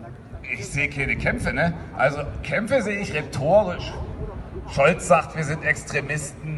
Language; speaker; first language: German; native; German